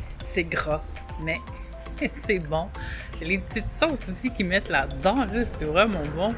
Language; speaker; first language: French; native; French